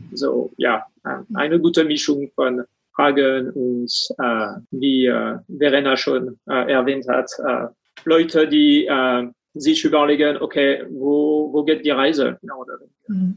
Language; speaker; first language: German; non-native, fluent; French